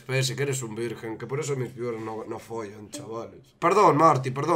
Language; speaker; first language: Spanish; native; Spanish